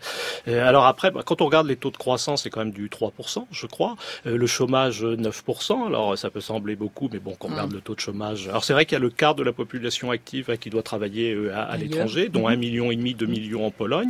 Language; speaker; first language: French; native; French